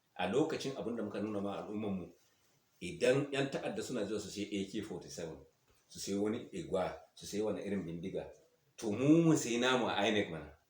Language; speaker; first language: Hausa; non-native, local second language; Fula